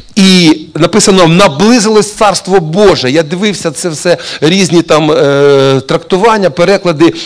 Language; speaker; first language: Ukrainian; non-native, local second language; Russian